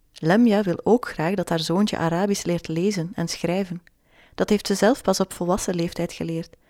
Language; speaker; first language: Dutch; native; Dutch